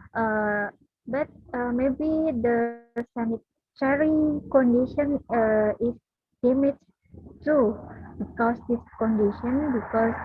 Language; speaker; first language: English; non-native, learner; Indonesian